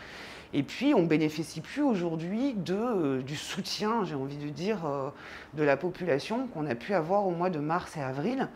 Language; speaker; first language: French; native; French